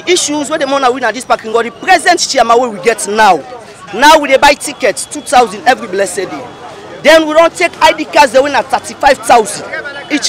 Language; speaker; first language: English; non-native, local second language; Krio